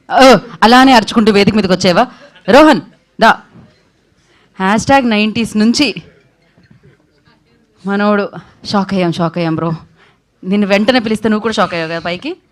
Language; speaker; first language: Telugu; native; Telugu